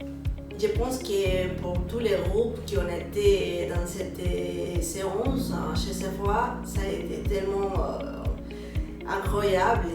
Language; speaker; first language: French; non-native, learner; Spanish